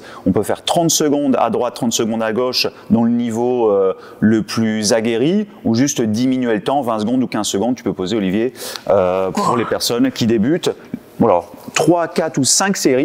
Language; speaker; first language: French; native; French